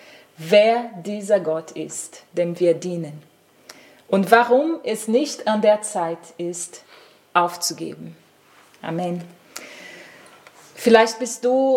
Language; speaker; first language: German; non-native, fluent; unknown